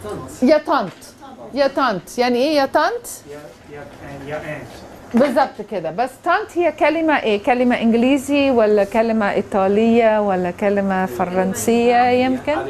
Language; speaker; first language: Arabic; non-native, fluent; English